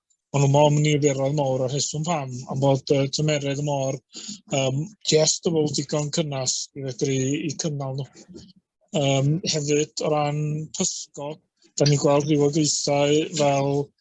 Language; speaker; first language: Welsh; native; Welsh